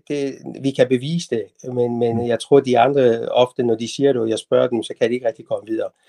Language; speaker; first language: Danish; non-native, fluent; Persian